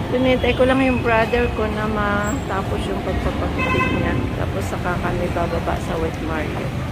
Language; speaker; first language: Filipino; native; Filipino